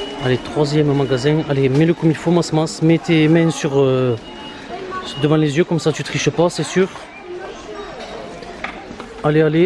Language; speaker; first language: French; native; French